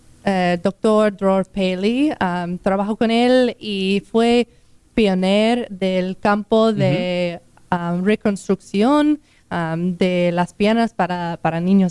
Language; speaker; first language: Spanish; non-native, learner; English